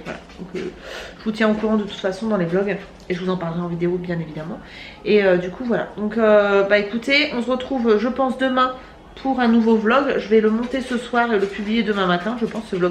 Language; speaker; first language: French; native; French